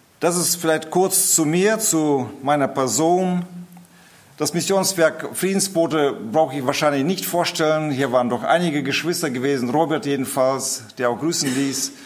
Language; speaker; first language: German; early bilingual, heritage; German